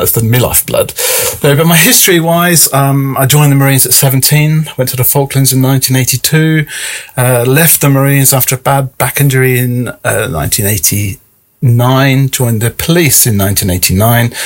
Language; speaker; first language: English; native; English